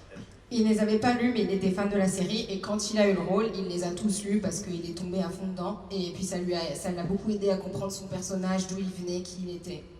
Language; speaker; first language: French; native; French